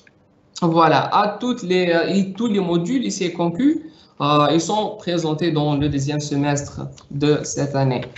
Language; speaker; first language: French; non-native, local second language; Arabic